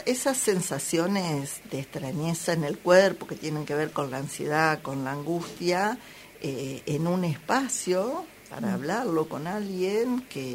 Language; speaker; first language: Spanish; native; Spanish